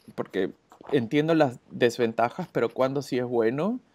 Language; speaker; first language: Spanish; native; Spanish